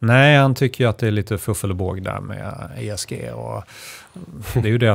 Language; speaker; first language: Swedish; native; Swedish